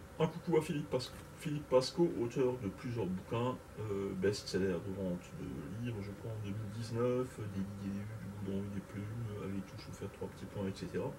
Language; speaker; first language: French; native; French